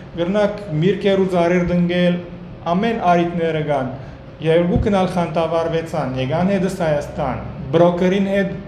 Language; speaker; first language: Armenian; early bilingual, heritage; Armenian